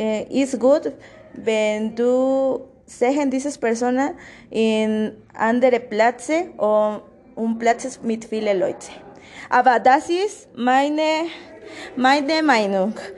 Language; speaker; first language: German; non-native, learner; Spanish